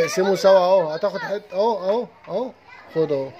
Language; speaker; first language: Arabic; native; Arabic